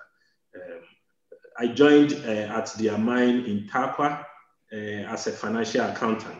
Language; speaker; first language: English; non-native, local second language; Akan